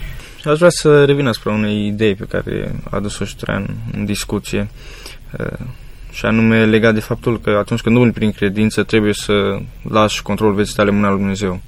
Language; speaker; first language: Romanian; native; Romanian